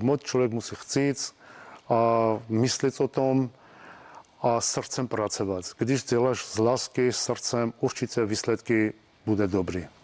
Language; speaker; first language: Czech; non-native, fluent; Armenian